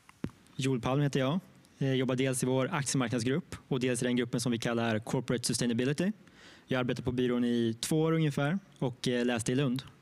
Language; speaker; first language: Swedish; native; Swedish